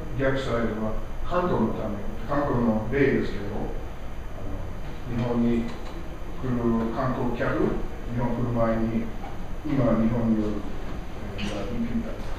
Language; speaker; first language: Japanese; non-native, learner; English